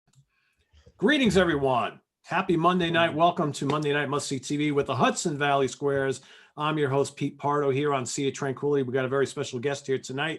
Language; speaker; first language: English; native; English